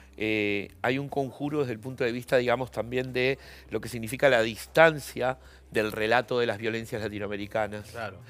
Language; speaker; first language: Spanish; native; Spanish